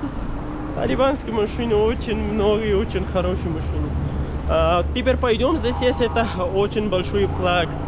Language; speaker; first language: Russian; non-native, learner; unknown